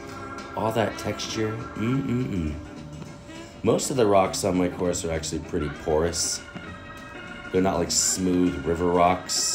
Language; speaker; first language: English; native; English